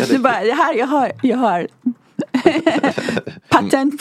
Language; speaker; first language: Swedish; non-native, fluent; Persian